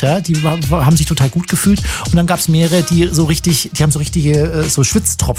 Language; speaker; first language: German; native; German